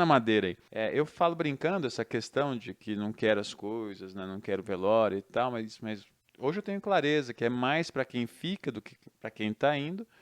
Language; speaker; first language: Portuguese; native; Portuguese